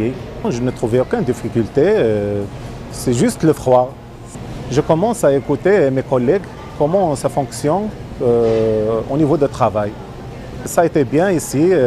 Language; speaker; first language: French; non-native, local second language; Arabic